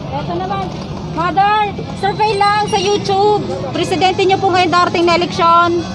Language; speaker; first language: Filipino; native; Filipino